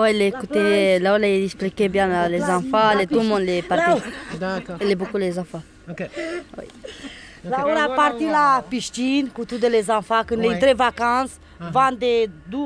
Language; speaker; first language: French; non-native, learner; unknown